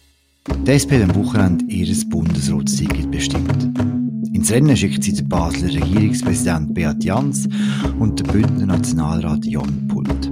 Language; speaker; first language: German; native; German